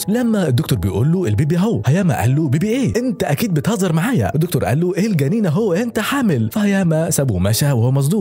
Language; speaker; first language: Arabic; native; Arabic